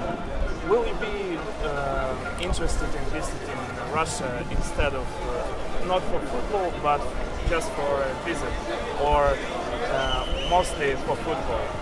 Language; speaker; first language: English; non-native, learner; Russian